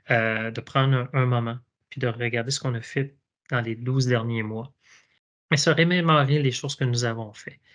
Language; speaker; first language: French; native; French